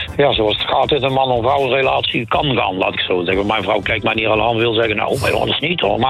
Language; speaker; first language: Dutch; early bilingual, heritage; Dutch